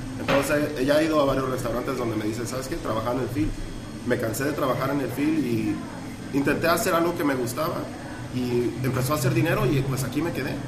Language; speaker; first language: Spanish; early bilingual, heritage; Spanish